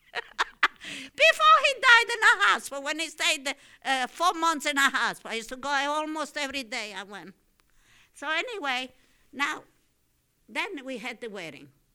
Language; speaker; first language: English; non-native, fluent; Italian